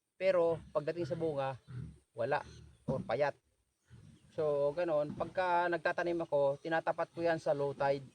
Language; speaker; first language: Filipino; non-native, local second language; Cebuano